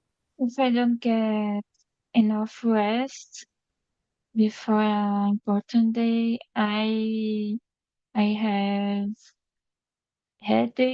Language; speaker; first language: English; non-native, learner; Portuguese